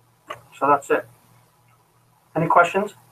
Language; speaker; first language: English; native; English